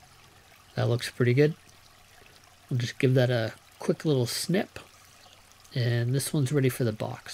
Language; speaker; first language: English; native; English